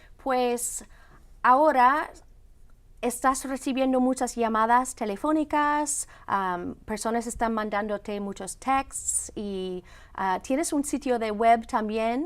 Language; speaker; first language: Spanish; non-native, fluent; English